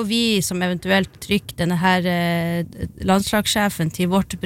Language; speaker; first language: Norwegian; native; Norwegian